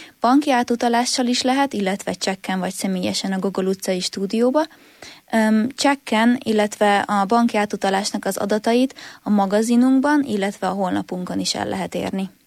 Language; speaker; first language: Hungarian; native; Hungarian